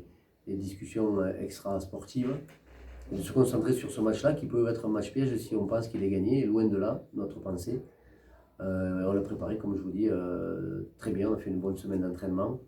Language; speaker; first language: French; native; French